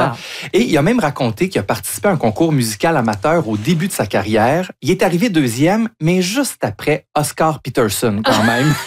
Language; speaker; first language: French; native; French